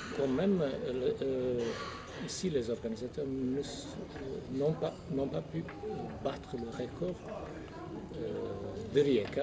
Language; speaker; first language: French; non-native, fluent; Croatian